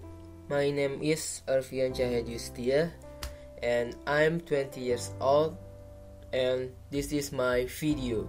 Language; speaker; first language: English; non-native, learner; Indonesian